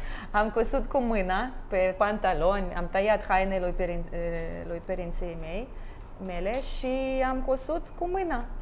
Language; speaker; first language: Romanian; non-native, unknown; Russian